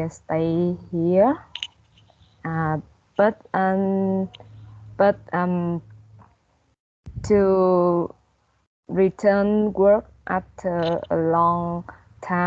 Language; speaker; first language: English; non-native, learner; Vietnamese